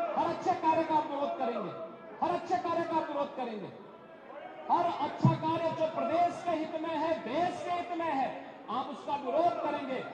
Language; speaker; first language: Hindi; native; Hindi